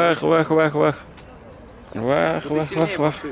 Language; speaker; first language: Russian; native; Russian